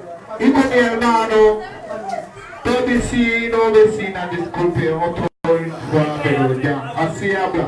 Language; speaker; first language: Spanish; non-native, learner; Haitian Creole